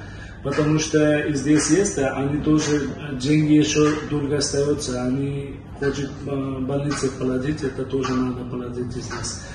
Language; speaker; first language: Russian; non-native, learner; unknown